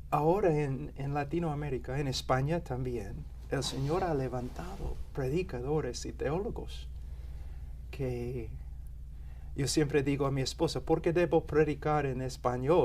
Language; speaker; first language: Spanish; non-native, fluent; English